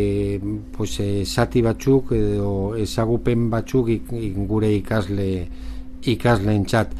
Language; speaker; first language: Basque; non-native, local second language; Spanish